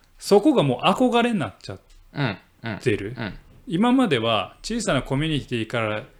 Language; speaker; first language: Japanese; native; Japanese